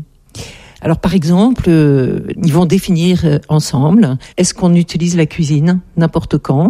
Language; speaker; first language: French; native; French